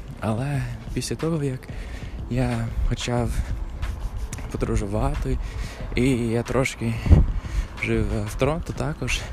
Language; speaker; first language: Ukrainian; non-native, fluent; English